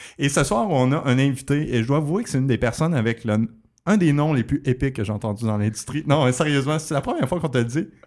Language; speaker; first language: French; native; French